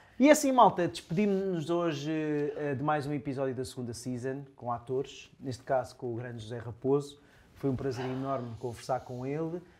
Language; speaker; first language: Portuguese; native; Portuguese